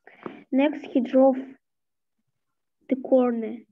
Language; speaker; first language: English; non-native, learner; Russian